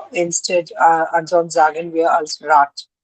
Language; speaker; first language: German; non-native, learner; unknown